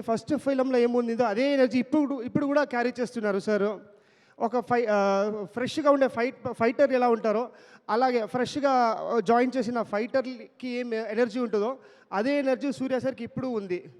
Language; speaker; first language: Telugu; non-native, local second language; Kannada